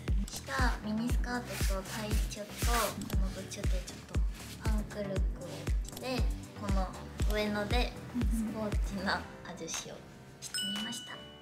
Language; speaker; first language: Japanese; non-native, fluent; Korean